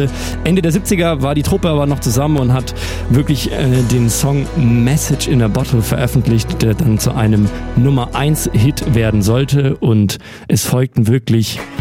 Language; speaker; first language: German; native; German